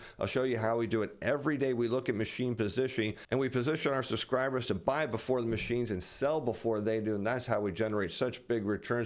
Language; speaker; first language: English; native; English